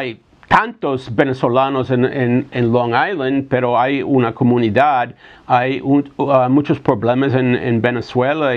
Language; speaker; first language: Spanish; non-native, fluent; English